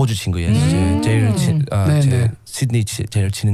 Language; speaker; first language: Korean; non-native, learner; English